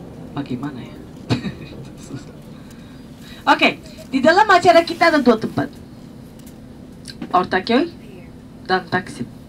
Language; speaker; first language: Indonesian; non-native, fluent; Turkish